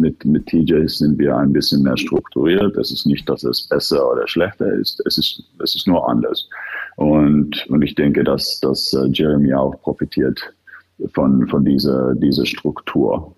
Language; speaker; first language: German; non-native, fluent; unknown